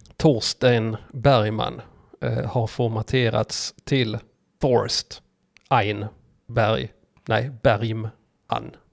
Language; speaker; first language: Swedish; native; Swedish